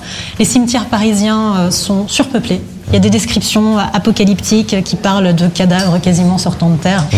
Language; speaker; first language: French; native; French